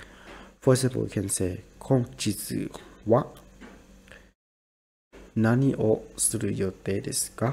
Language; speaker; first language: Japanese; non-native, fluent; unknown